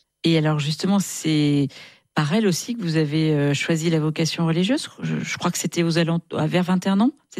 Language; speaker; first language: French; native; French